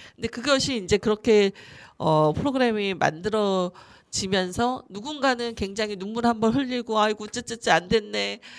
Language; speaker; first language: Korean; native; Korean